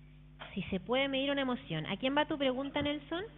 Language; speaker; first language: Spanish; native; Spanish